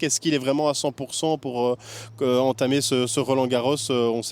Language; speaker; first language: French; native; French